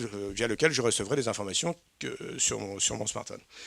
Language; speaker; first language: French; native; French